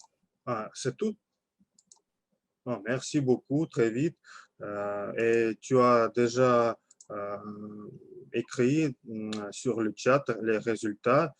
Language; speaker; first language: French; non-native, learner; Russian